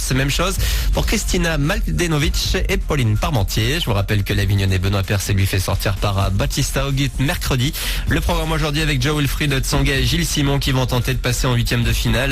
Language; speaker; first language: French; native; French